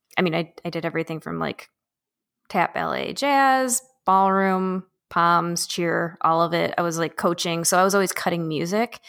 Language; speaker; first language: English; native; English